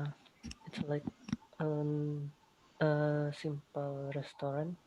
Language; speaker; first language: English; non-native, learner; Indonesian